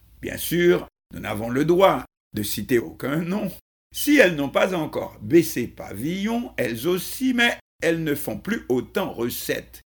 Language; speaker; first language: French; non-native, local second language; Haitian Creole